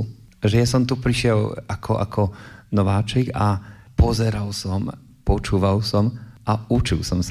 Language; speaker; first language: Slovak; non-native, fluent; Polish